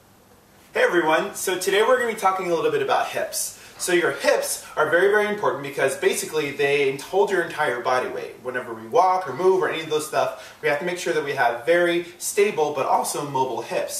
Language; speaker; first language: English; native; English